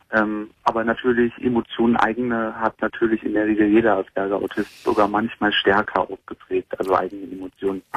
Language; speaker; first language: German; native; German